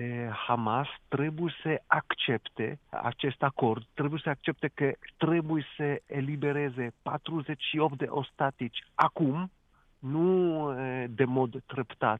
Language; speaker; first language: Romanian; non-native, fluent; Hebrew